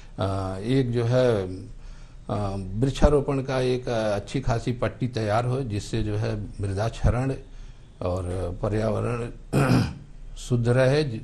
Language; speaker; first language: Hindi; native; Hindi